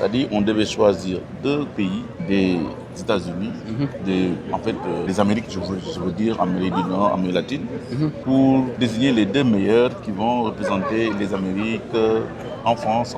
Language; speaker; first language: French; non-native, local second language; Wolof